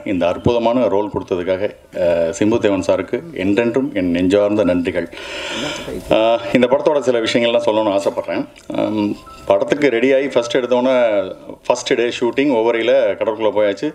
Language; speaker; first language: Tamil; native; Tamil